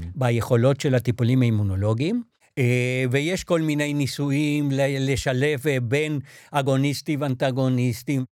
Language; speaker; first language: Hebrew; non-native, fluent; Spanish